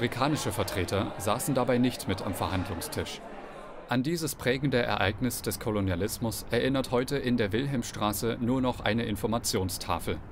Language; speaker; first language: German; native; German